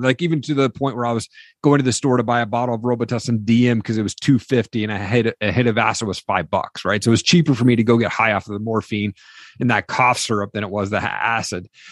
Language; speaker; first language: English; native; English